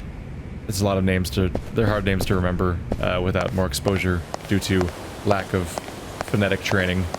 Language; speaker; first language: English; native; English